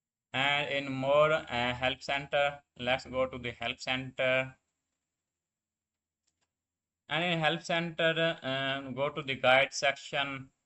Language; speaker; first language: English; non-native, learner; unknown